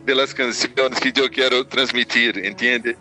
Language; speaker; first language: Spanish; non-native, learner; Portuguese